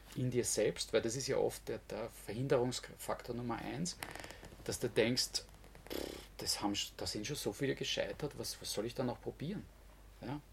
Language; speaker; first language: German; native; German